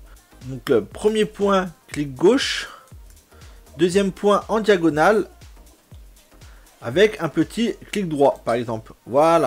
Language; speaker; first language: French; native; French